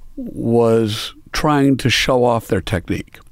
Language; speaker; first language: English; native; English